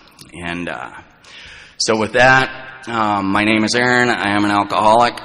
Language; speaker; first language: English; native; English